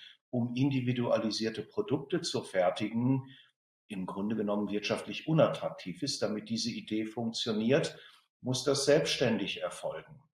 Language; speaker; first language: German; native; German